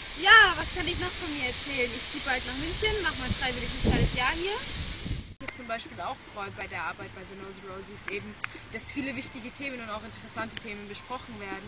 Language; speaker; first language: German; native; German